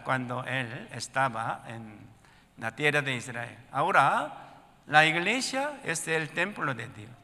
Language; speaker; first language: Spanish; non-native, learner; Korean